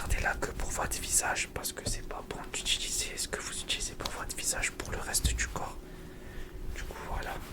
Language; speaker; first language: French; native; French